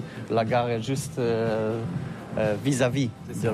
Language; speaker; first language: French; non-native, learner; Polish